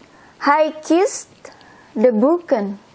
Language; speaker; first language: Dutch; non-native, fluent; Indonesian